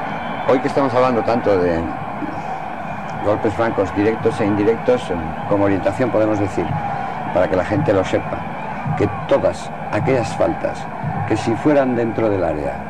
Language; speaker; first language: Spanish; native; Spanish